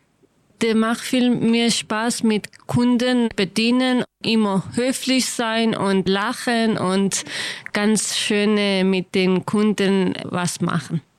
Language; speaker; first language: German; non-native, learner; Kurdish